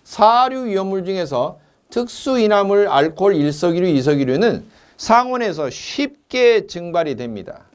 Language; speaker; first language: Korean; native; Korean